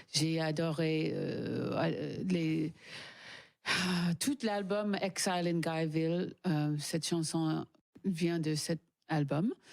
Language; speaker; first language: French; non-native, learner; English